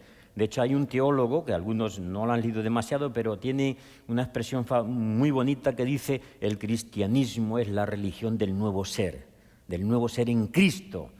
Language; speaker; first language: Spanish; native; Spanish